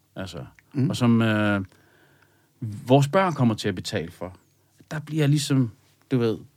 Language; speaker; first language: Danish; early bilingual, other home language; Arabic